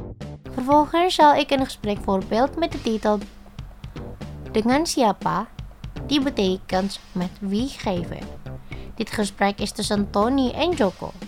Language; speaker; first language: Dutch; non-native, learner; Indonesian